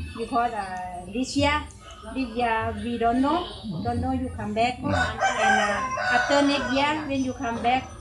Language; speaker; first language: English; non-native, learner; Thai